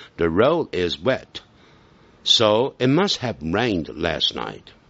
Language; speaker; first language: English; non-native, fluent; Chinese